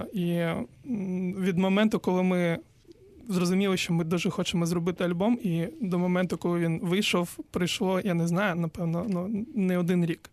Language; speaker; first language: Ukrainian; non-native, local second language; Crimean Tatar